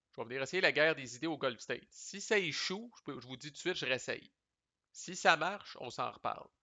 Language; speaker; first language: French; native; French